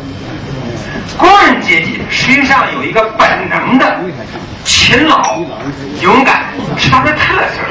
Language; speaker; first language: Chinese; early bilingual, other home language; English